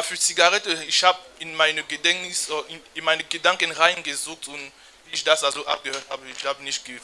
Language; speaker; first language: German; non-native, learner; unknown